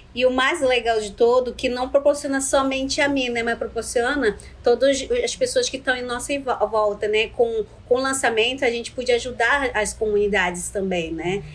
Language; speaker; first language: Portuguese; non-native, local second language; Ticuna